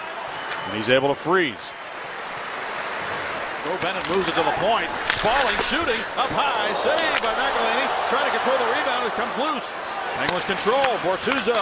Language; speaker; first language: English; native; English